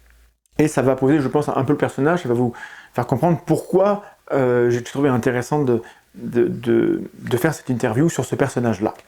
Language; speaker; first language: French; native; French